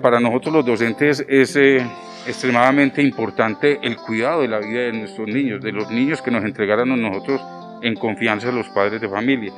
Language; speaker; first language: Spanish; native; Spanish